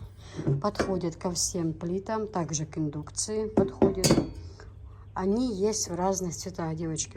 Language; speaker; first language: Russian; non-native, local second language; Chechen